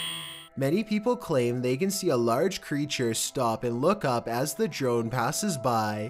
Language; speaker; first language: English; native; English